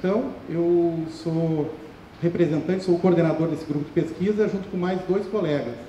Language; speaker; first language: Portuguese; native; Portuguese